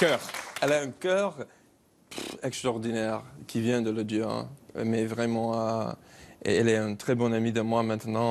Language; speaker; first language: French; non-native, learner; English